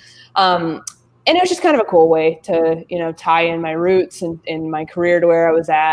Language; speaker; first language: English; native; English